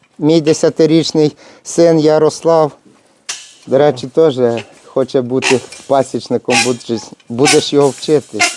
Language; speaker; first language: Ukrainian; native; Ukrainian